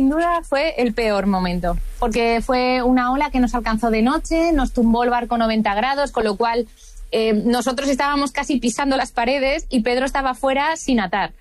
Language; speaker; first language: Spanish; native; Spanish